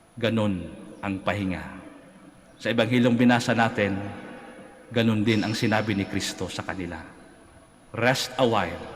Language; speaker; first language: Filipino; non-native, local second language; Cebuano